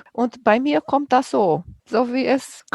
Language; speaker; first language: German; non-native, fluent; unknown